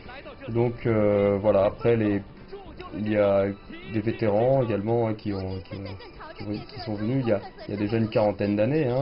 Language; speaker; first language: French; native; French